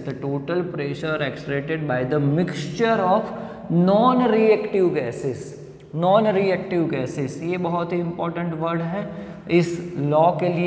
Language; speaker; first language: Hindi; non-native, local second language; Gujarati